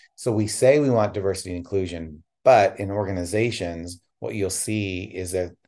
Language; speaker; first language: English; native; English